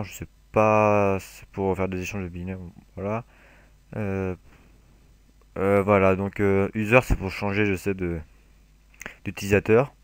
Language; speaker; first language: French; native; French